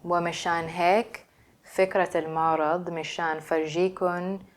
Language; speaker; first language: Arabic; early bilingual, other home language; English